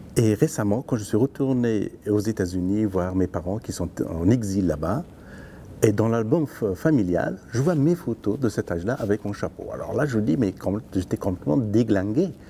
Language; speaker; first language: French; non-native, fluent; Persian